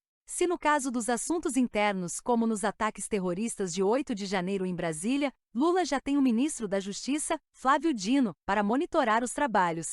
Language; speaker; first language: Portuguese; native; Portuguese